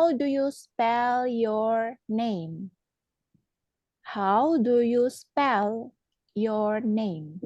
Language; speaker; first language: English; non-native, fluent; Indonesian